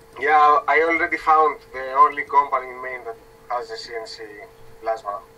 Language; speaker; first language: English; non-native, learner; Spanish